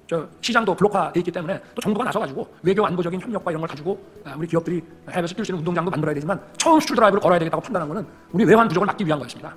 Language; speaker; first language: Korean; native; Korean